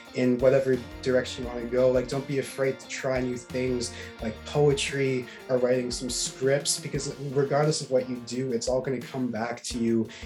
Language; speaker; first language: English; native; English